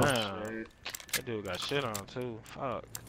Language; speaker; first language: English; native; English